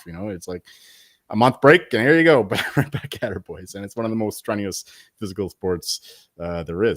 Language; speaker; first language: English; native; English